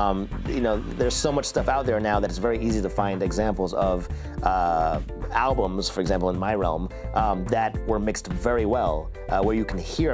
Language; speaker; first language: English; native; English